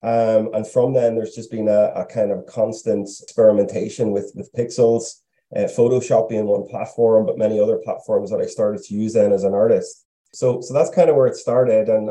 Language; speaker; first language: English; native; English